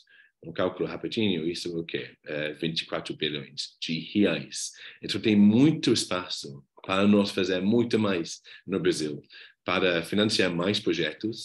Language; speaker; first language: Portuguese; non-native, fluent; English